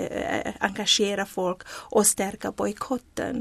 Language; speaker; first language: Swedish; non-native, fluent; Zulu